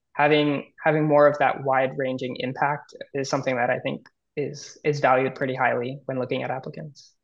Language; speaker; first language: English; native; English